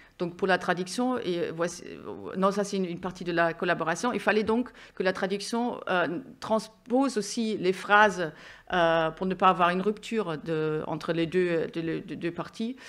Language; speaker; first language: French; non-native, fluent; German